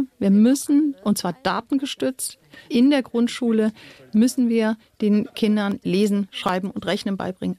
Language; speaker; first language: German; native; German